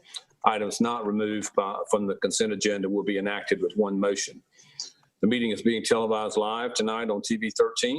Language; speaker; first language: English; native; English